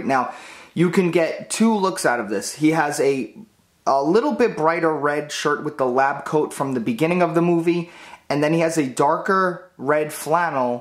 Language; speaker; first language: English; native; English